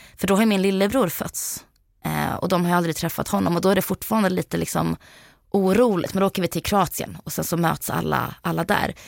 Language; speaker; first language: Swedish; early bilingual, other home language; Bosnian